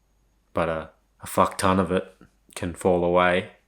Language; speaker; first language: English; native; English